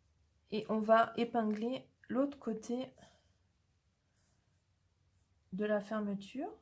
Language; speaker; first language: French; native; French